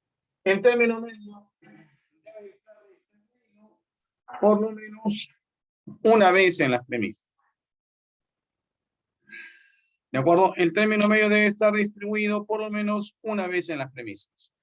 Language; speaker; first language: Spanish; native; Spanish